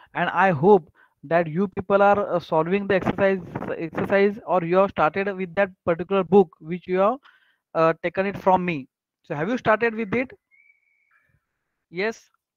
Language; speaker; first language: English; non-native, local second language; Marathi